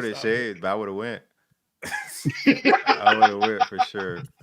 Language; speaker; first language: English; native; English